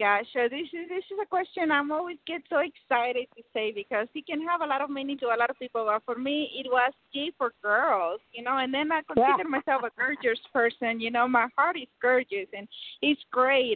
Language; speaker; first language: English; non-native, fluent; Spanish